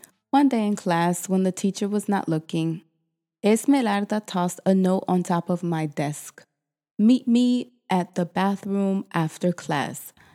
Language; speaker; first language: English; native; English